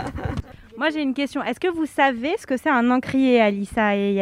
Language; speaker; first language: French; native; French